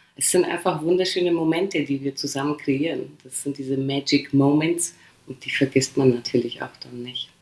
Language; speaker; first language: German; early bilingual, other home language; Polish